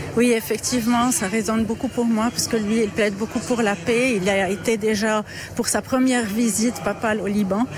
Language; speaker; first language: French; non-native, local second language; Arabic